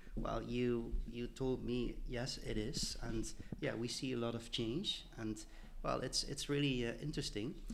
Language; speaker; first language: English; non-native, fluent; Dutch